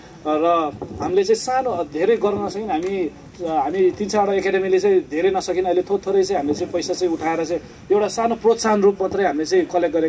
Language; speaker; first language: Nepali; native; Nepali